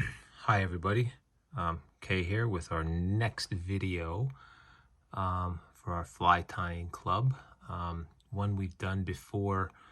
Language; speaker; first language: English; native; English